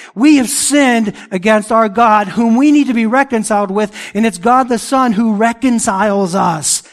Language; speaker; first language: English; early bilingual, other home language; Italian